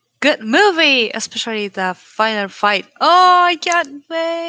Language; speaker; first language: English; non-native, learner; Japanese